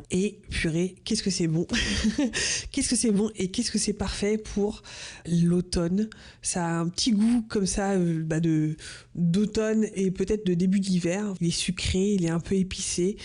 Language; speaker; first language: French; native; French